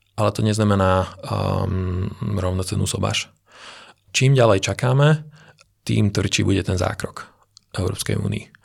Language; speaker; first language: Slovak; non-native, local second language; Hungarian